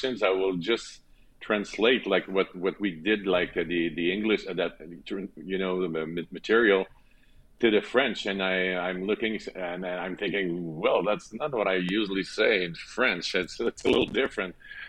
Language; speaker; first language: English; non-native, fluent; French